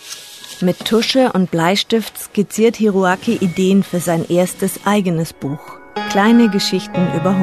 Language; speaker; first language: German; native; German